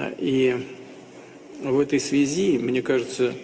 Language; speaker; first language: Russian; native; Russian